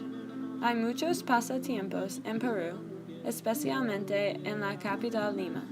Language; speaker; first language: Spanish; non-native, learner; English